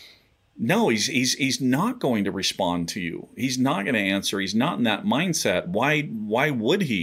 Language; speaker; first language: English; native; English